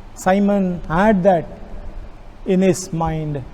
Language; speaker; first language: English; non-native, local second language; Kannada